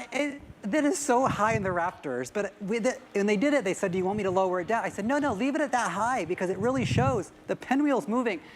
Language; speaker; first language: English; native; English